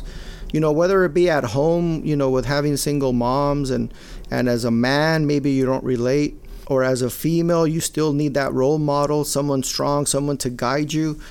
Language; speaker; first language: English; native; English